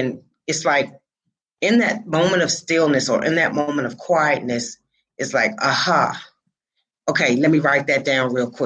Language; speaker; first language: English; native; English